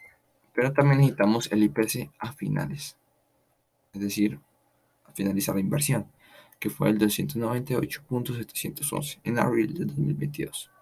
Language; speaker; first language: Spanish; native; Spanish